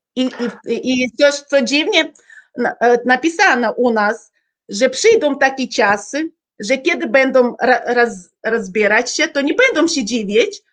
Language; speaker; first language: Polish; non-native, learner; Uzbek